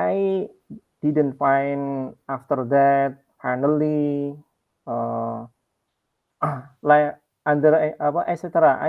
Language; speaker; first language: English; non-native, learner; Indonesian